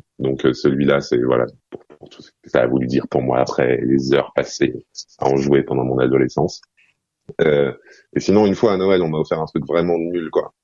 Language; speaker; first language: French; non-native, fluent; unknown